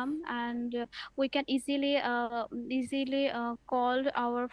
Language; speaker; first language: English; non-native, learner; Bangla